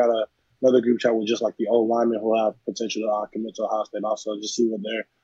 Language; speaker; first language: English; native; English